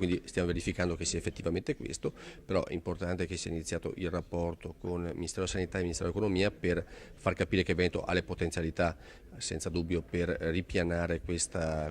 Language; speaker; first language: Italian; native; Italian